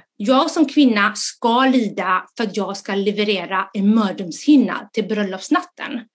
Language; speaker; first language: Swedish; early bilingual, other home language; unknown